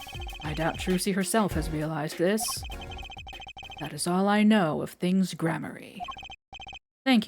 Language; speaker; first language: English; native; English